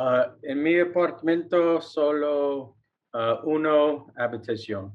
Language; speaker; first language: Spanish; non-native, learner; English